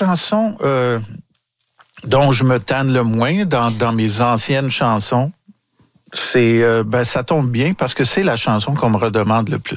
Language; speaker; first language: French; native; French